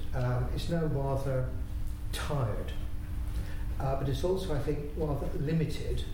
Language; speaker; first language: English; native; English